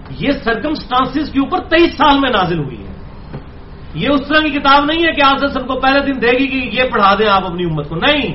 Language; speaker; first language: Urdu; non-native, local second language; Punjabi